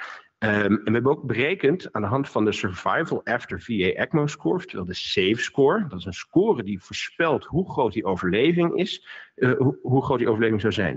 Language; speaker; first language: Dutch; native; Dutch